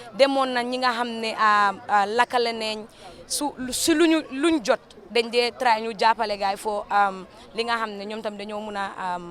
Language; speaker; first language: Wolof; non-native, local second language; Fula